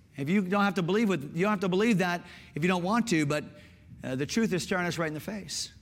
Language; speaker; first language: English; native; English